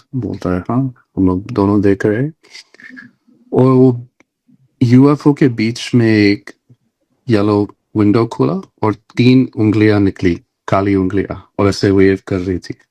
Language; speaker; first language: Hindi; non-native, local second language; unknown